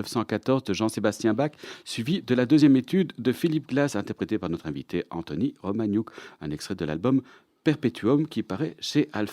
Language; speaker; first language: French; native; French